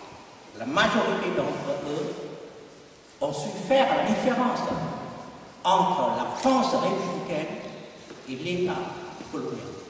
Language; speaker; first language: French; non-native, fluent; Vietnamese